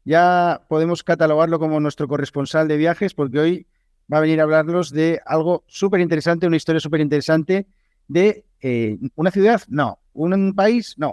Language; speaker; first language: Spanish; native; Spanish